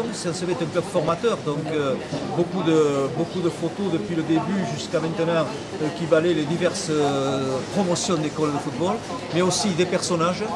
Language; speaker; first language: French; native; French